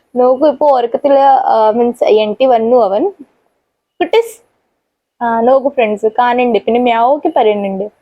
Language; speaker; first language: Malayalam; non-native, fluent; Hindi